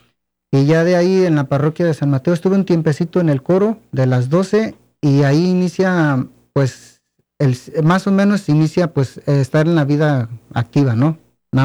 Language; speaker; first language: Spanish; native; Spanish